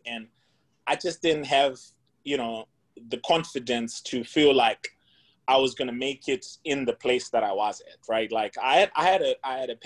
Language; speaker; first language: English; non-native, local second language; Shona